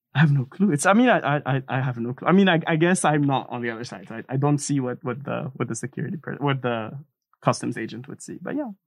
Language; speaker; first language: English; non-native, fluent; Arabic